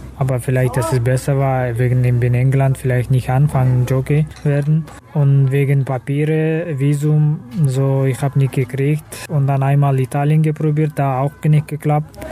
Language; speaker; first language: German; non-native, learner; Kazakh